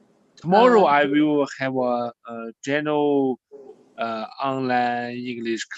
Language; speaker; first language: English; non-native, learner; Chinese